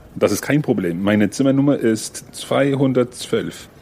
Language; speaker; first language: German; non-native, learner; English